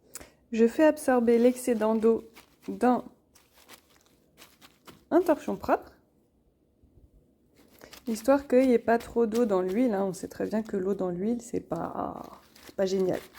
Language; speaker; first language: French; native; French